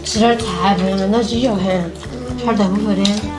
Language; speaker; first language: Chinese; native; Chinese